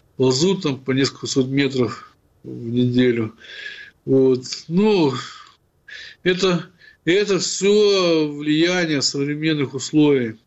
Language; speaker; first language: Russian; non-native, local second language; Ukrainian